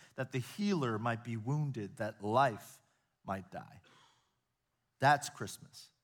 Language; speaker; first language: English; native; English